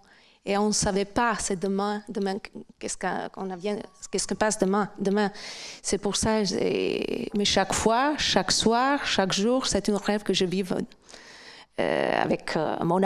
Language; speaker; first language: French; non-native, fluent; Albanian